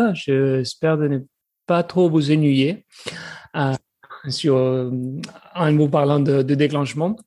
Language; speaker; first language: French; non-native, fluent; Spanish